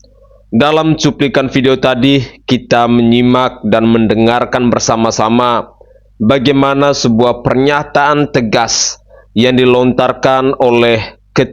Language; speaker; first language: Indonesian; native; Indonesian